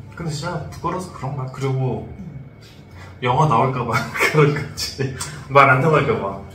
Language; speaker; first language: Korean; native; Korean